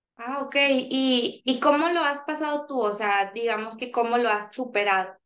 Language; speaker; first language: Spanish; native; Spanish